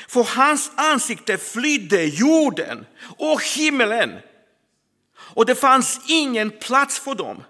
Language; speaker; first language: Swedish; non-native, fluent; Croatian